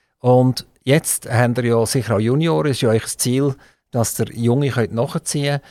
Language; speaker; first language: German; native; German